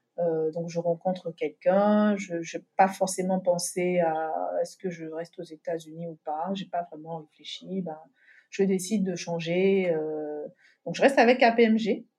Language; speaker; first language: French; native; French